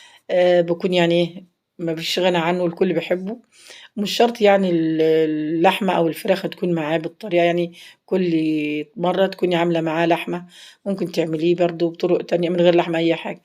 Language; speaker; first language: Arabic; native; Arabic